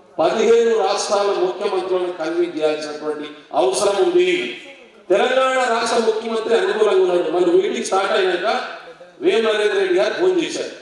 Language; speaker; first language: Telugu; non-native, local second language; Lambadi